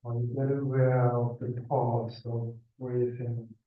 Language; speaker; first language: English; non-native, fluent; German